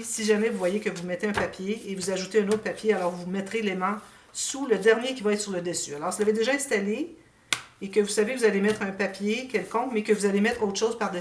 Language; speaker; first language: French; native; French